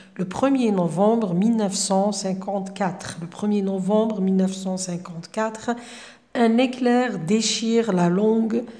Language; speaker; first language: French; non-native, local second language; Arabic